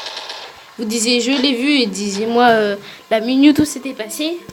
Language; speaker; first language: French; native; French